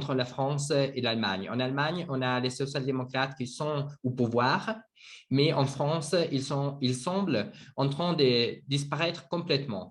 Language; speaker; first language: French; non-native, learner; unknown